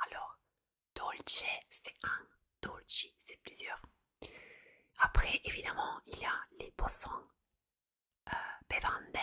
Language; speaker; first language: French; non-native, fluent; Italian